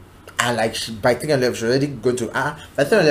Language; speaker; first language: English; non-native, local second language; Yoruba